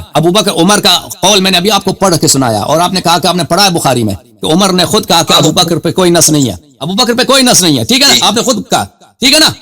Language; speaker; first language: Urdu; non-native, fluent; Persian